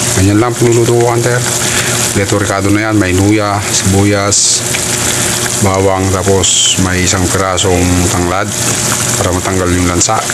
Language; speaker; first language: Filipino; non-native, local second language; Iloko